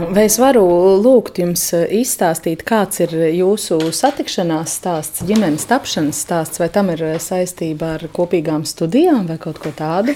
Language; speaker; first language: Latvian; native; Latvian